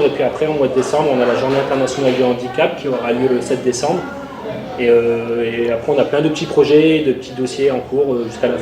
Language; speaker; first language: French; native; French